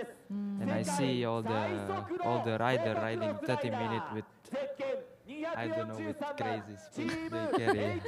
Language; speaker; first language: English; non-native, fluent; Japanese